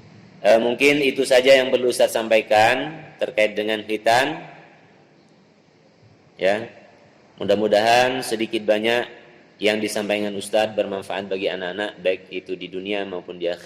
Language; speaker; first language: Indonesian; native; Indonesian